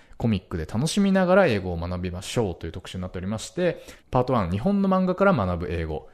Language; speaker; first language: Japanese; native; Japanese